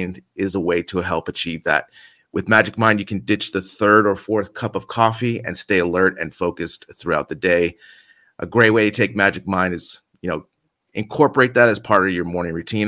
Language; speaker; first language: English; native; English